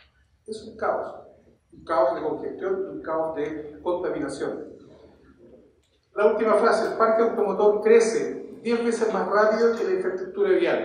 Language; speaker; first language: Spanish; native; Spanish